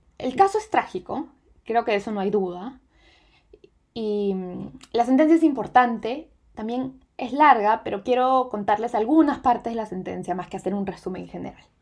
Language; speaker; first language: Spanish; native; Spanish